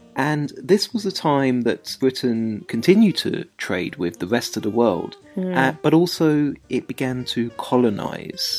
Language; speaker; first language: English; native; English